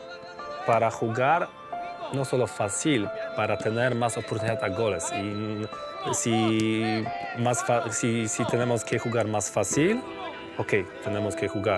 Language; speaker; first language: Spanish; non-native, learner; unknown